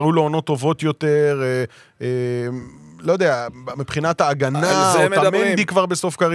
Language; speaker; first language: Hebrew; native; Hebrew